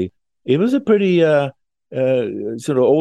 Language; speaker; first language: English; non-native, fluent; Swedish